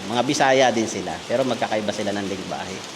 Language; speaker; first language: Filipino; native; Filipino